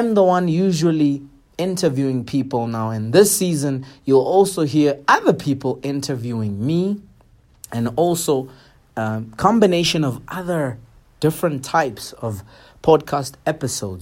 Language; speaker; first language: English; non-native, local second language; Zulu